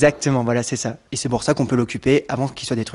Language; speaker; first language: French; native; French